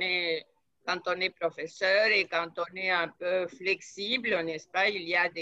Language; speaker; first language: French; non-native, fluent; Spanish